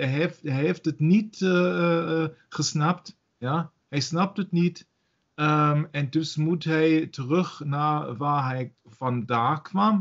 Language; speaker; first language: Dutch; non-native, learner; German